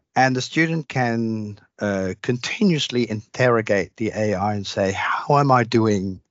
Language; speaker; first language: English; non-native, fluent; Dutch